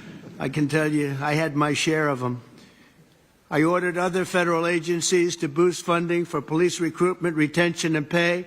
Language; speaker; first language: English; native; English